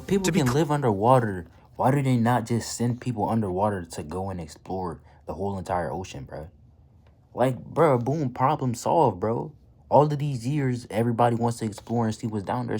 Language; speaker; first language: English; native; English